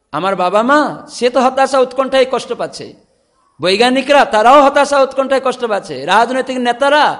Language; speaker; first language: Bangla; non-native, fluent; Odia